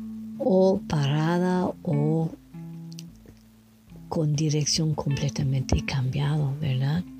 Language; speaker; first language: Spanish; non-native, learner; French